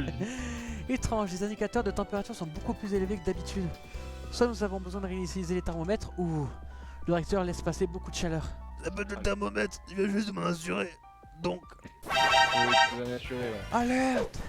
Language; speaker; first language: French; native; French